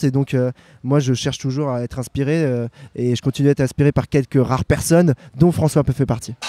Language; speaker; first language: French; native; French